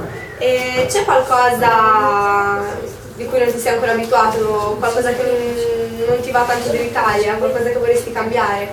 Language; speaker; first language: Italian; native; Italian